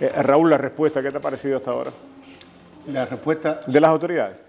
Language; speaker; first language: Spanish; native; Spanish